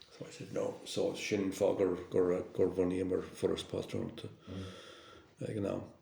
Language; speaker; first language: Irish; non-native, local second language; English